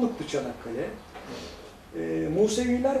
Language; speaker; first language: Turkish; native; Turkish